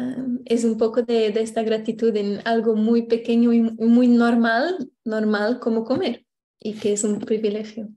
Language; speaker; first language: Spanish; non-native, fluent; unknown